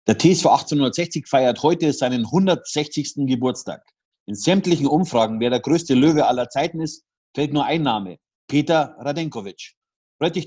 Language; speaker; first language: German; native; German